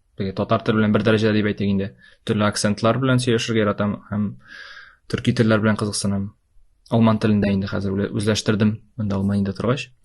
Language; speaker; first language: Tatar; native; Tatar